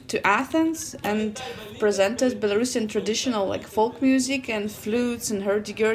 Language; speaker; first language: English; non-native, fluent; Russian